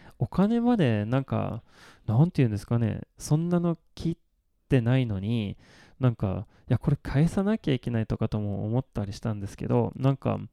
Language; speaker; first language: Japanese; non-native, fluent; Swedish